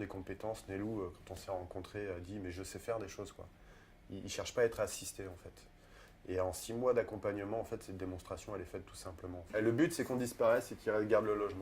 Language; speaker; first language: French; native; French